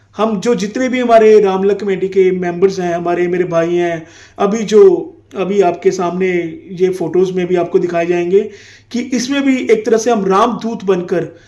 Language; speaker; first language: Hindi; non-native, local second language; Punjabi